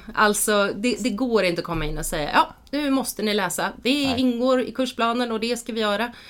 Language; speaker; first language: Swedish; native; Swedish